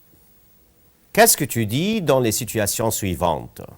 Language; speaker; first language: French; non-native, fluent; Arabic